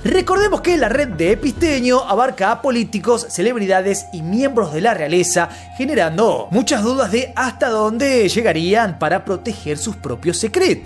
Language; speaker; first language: Spanish; native; Spanish